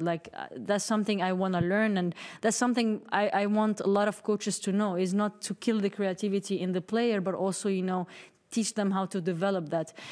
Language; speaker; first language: English; non-native, fluent; Arabic